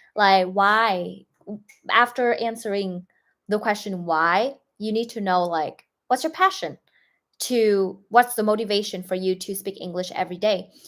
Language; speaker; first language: English; non-native, fluent; Vietnamese